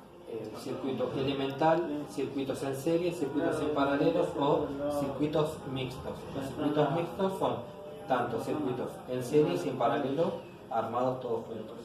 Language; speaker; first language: Spanish; native; Spanish